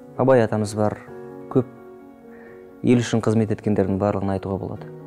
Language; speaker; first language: Kazakh; native; Kazakh